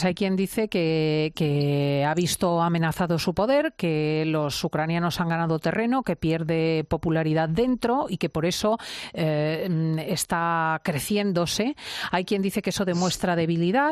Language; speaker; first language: Spanish; native; Spanish